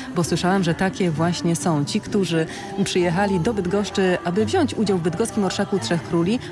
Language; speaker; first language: Polish; native; Polish